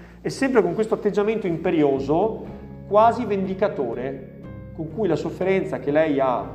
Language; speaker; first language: Italian; native; Italian